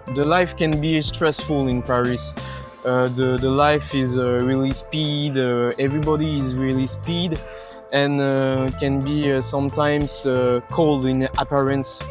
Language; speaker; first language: English; non-native, learner; French